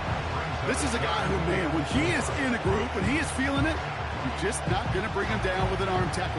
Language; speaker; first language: English; native; English